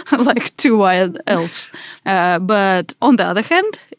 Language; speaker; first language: English; non-native, fluent; Russian